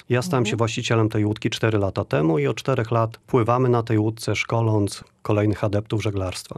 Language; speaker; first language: Polish; native; Polish